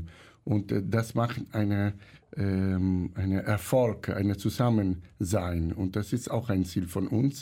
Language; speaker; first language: German; non-native, fluent; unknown